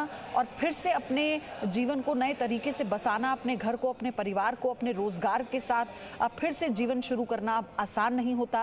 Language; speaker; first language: Hindi; native; Hindi